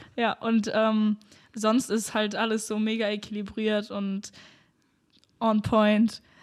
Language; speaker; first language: German; early bilingual, other home language; Romanian